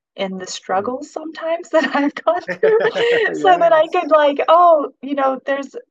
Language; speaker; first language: English; native; English